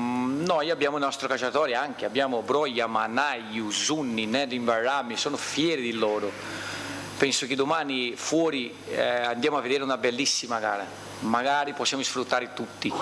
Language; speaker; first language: Italian; non-native, fluent; Portuguese